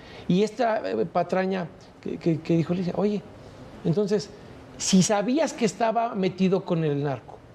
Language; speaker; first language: Spanish; native; Spanish